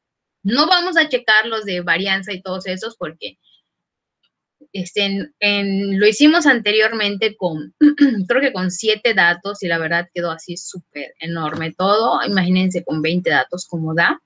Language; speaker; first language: Spanish; native; Spanish